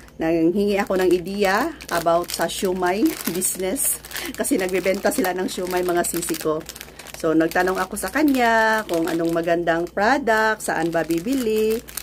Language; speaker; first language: Filipino; non-native, local second language; Cebuano